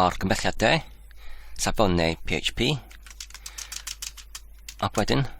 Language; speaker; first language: Welsh; non-native, learner; English